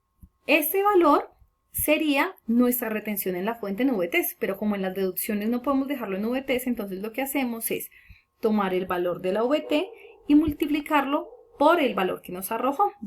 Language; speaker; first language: Spanish; native; Spanish